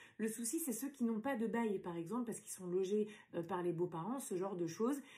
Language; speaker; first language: French; native; French